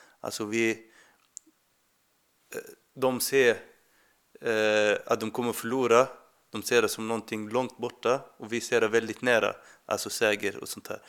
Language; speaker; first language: Swedish; non-native, fluent; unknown